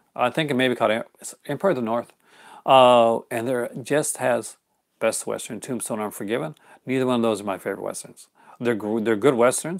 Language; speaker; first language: English; native; English